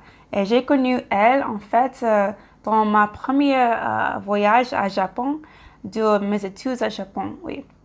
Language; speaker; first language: French; non-native, learner; English